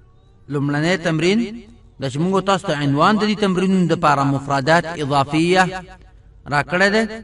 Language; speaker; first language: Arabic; non-native, fluent; Pashto